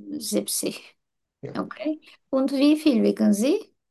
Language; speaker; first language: German; non-native, learner; Turkish